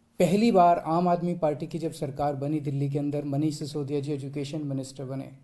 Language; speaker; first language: Hindi; native; Hindi